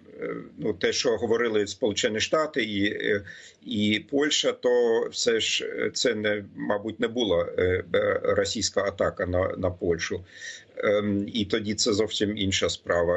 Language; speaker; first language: Ukrainian; non-native, fluent; German